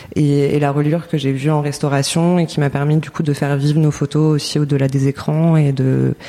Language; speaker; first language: French; native; French